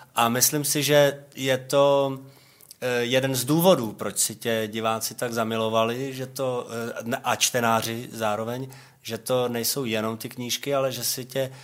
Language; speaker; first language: Czech; native; Czech